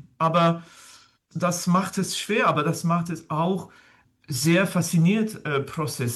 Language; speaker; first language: German; non-native, fluent; French